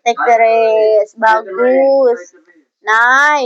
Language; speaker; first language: English; non-native, learner; Indonesian